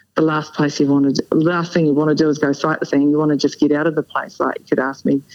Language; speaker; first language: English; native; English